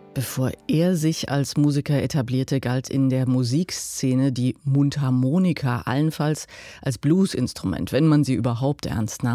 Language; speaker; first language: German; native; German